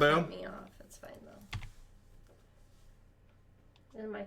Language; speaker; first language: English; native; English